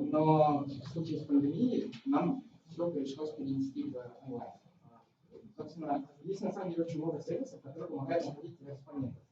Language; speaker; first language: Russian; native; Russian